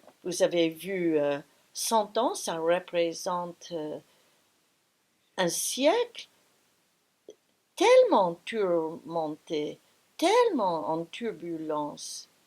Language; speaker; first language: French; non-native, fluent; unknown